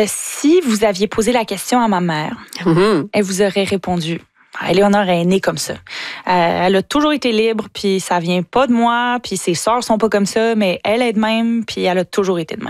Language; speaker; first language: French; native; French